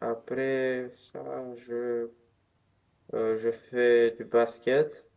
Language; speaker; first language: French; non-native, learner; Romanian